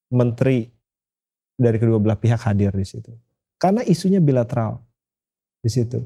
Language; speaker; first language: Indonesian; native; Indonesian